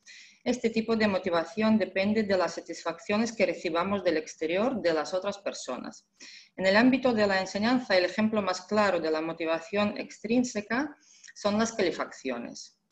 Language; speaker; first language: Spanish; non-native, fluent; Russian